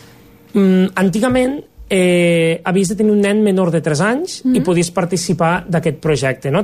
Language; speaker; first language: Catalan; native; Catalan